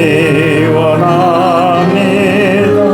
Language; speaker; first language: Korean; native; Korean